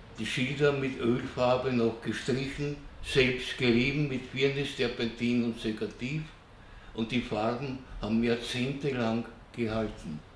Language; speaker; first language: German; native; German